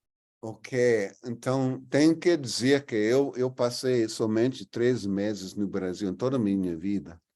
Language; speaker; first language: Portuguese; non-native, fluent; English